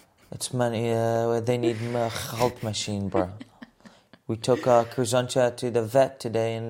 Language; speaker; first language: English; native; English